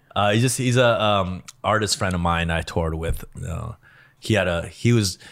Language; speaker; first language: English; early bilingual, other home language; Korean